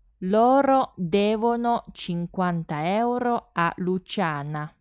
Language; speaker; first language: Italian; non-native, fluent; Chinese